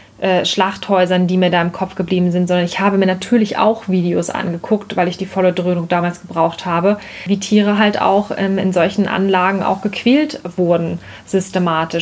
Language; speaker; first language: German; native; German